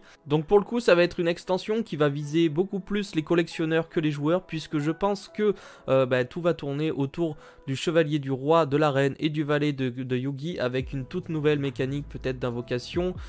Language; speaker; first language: French; native; French